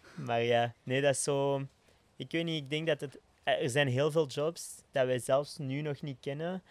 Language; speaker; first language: Dutch; non-native, local second language; French